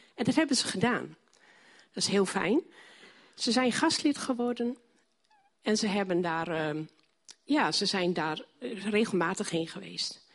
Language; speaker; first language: Dutch; native; Dutch